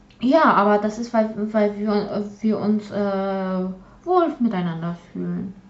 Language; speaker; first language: German; early bilingual, other home language; Polish